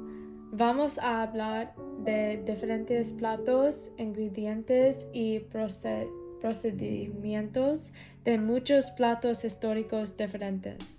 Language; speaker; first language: Spanish; non-native, learner; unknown